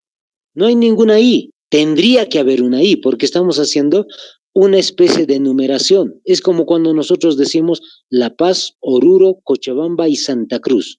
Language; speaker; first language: Spanish; native; Spanish